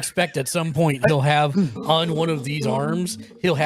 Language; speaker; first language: English; native; English